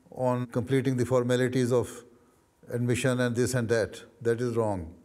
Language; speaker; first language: English; non-native, local second language; Urdu